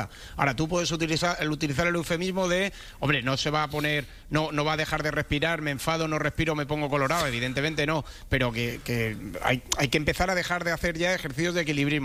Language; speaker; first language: Spanish; native; Spanish